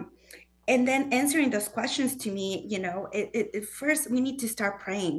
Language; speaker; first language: English; non-native, fluent; Spanish